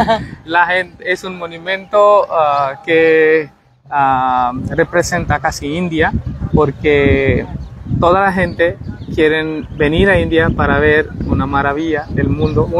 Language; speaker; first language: Spanish; non-native, learner; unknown